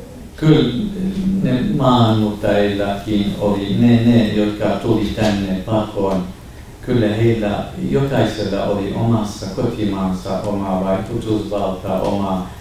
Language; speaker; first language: Finnish; non-native, fluent; Kurdish